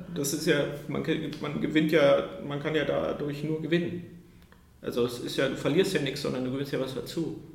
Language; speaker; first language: German; native; German